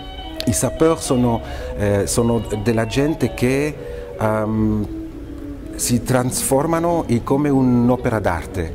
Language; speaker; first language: Italian; non-native, fluent; French